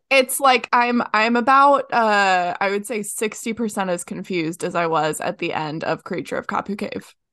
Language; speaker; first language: English; native; English